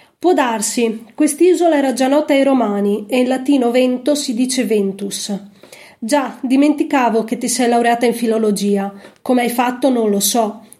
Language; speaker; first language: Italian; native; Italian